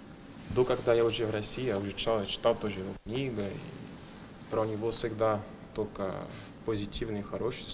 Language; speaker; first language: Russian; non-native, fluent; Portuguese